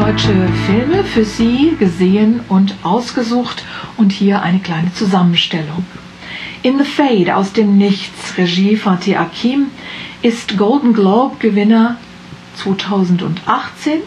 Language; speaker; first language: German; native; German